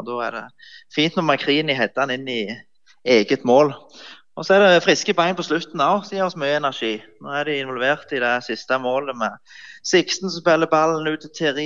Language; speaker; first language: Norwegian; native; Norwegian